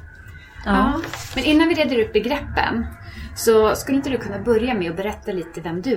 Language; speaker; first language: Swedish; native; Swedish